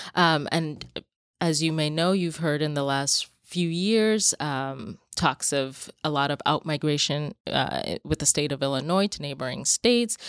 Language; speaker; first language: English; native; English